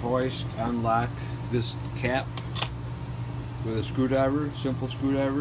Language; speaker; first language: English; native; English